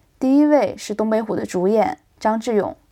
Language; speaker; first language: Chinese; native; Chinese